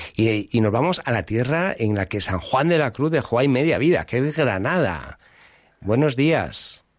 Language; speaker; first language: Spanish; native; Spanish